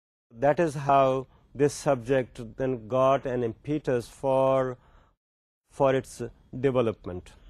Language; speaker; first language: English; non-native, local second language; Urdu